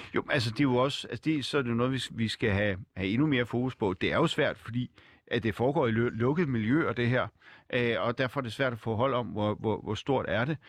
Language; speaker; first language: Danish; native; Danish